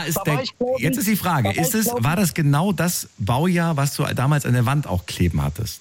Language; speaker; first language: German; native; German